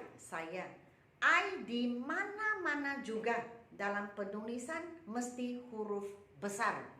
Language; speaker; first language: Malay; non-native, local second language; Chinese